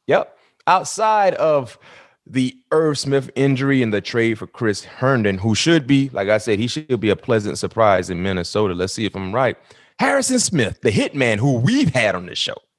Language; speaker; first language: English; native; English